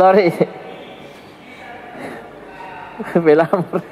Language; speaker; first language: Arabic; non-native, fluent; Indonesian